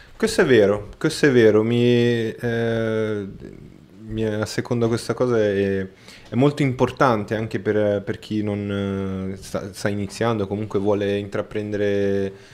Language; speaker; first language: Italian; non-native, fluent; Portuguese